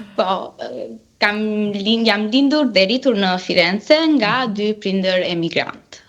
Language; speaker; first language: Albanian; early bilingual, heritage; Albanian